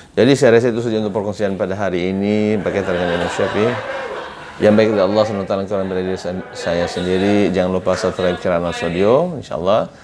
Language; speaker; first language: Malay; native; Malay